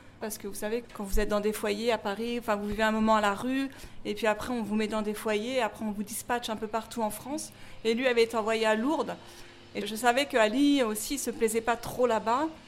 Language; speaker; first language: French; native; French